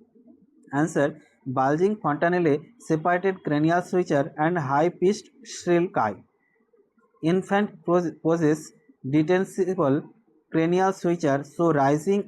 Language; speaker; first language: English; non-native, local second language; Bangla